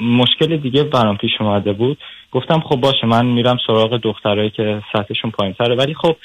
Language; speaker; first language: Persian; native; Persian